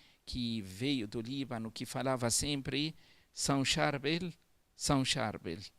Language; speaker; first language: Portuguese; non-native, fluent; Arabic